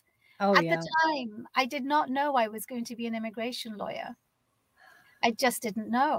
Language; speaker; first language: English; native; English